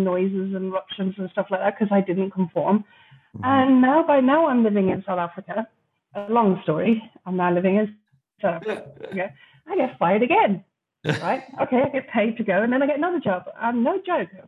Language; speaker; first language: English; native; English